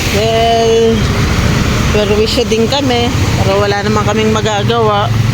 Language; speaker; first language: Filipino; native; Filipino